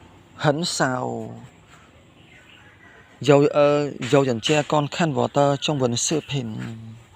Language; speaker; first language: Chinese; non-native, learner; Khmer